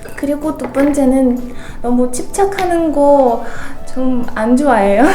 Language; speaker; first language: Korean; non-native, fluent; Russian